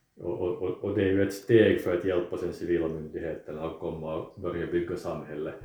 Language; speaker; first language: Swedish; native; Swedish